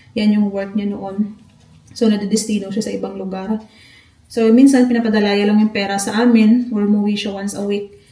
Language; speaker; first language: Filipino; non-native, local second language; Hiligaynon